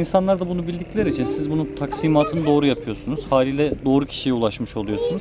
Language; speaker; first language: Turkish; native; Turkish